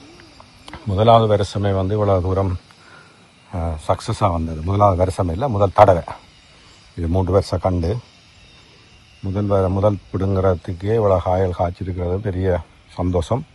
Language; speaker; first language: Tamil; native; Tamil